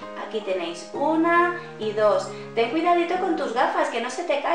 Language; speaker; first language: Spanish; native; Spanish